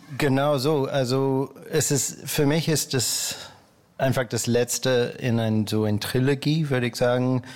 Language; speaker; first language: German; non-native, fluent; English